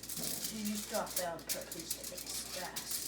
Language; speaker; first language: French; non-native, learner; English